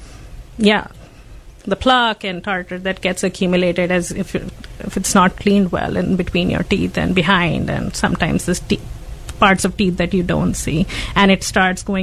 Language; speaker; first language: English; non-native, local second language; Hindi